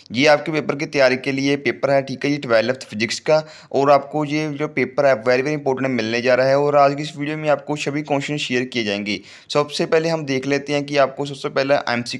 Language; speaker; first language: Hindi; non-native, local second language; Punjabi